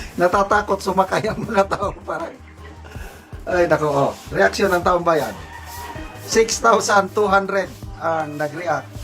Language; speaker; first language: Filipino; non-native, local second language; Cebuano